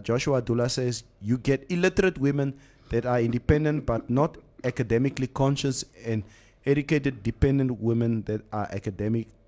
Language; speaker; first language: English; non-native, local second language; Afrikaans